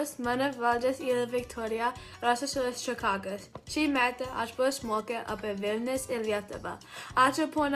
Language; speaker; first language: Lithuanian; early bilingual, heritage; Lithuanian